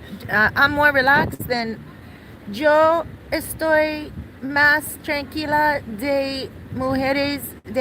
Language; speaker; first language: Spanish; non-native, learner; English